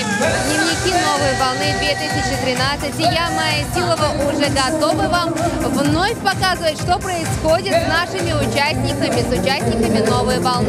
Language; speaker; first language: Russian; native; Russian